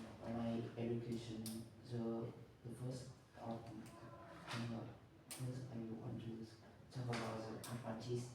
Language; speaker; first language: English; non-native, learner; Vietnamese